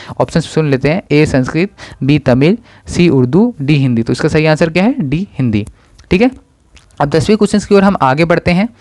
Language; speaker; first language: Hindi; native; Hindi